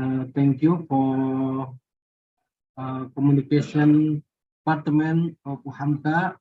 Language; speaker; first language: English; non-native, learner; Indonesian